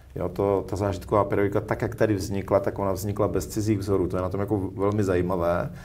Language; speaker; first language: Czech; native; Czech